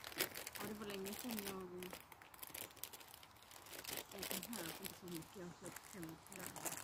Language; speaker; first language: Swedish; non-native, learner; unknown